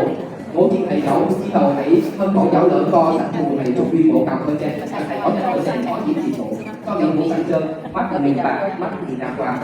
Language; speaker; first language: Cantonese; non-native, learner; Vietnamese